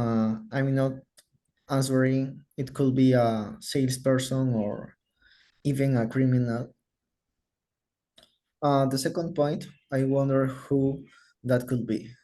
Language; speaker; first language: English; non-native, learner; Spanish